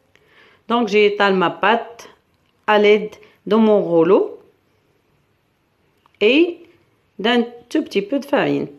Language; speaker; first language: French; non-native, local second language; Arabic